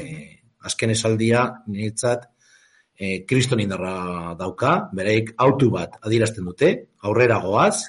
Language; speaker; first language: Basque; native; Basque